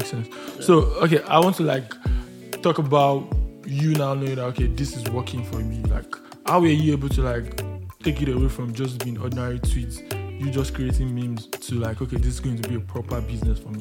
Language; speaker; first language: English; non-native, local second language; Yoruba